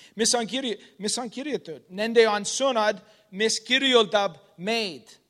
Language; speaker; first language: Estonian; non-native, learner; English